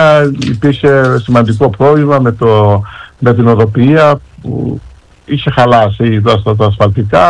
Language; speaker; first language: Greek; native; Greek